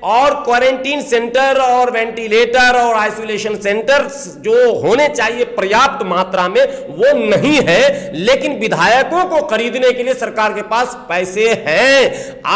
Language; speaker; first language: Hindi; native; Hindi